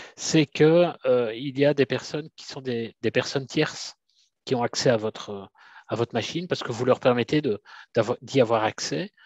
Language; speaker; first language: French; native; French